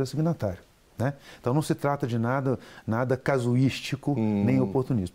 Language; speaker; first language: Portuguese; native; Portuguese